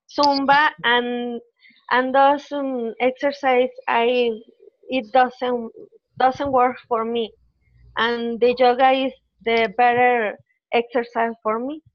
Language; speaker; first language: English; non-native, learner; Spanish